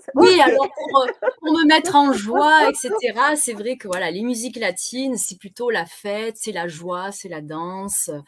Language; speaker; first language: French; native; French